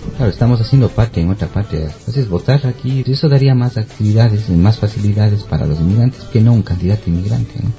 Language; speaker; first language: Spanish; native; Spanish